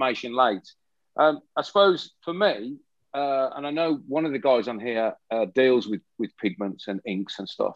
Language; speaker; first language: English; native; English